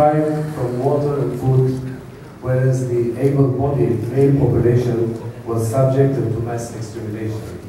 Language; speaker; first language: English; non-native, fluent; Armenian